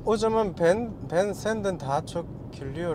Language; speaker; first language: Turkish; non-native, learner; Korean